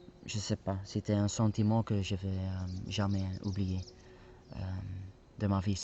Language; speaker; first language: French; non-native, fluent; Spanish